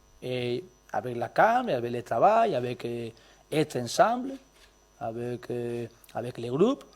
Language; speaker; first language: French; non-native, learner; Spanish